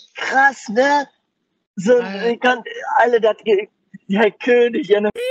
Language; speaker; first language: German; native; German